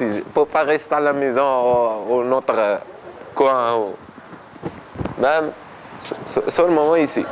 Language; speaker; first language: French; non-native, learner; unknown